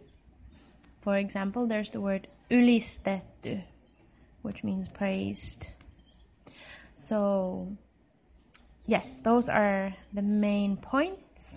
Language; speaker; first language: English; non-native, fluent; Finnish